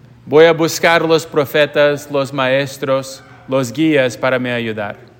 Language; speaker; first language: Spanish; non-native, fluent; English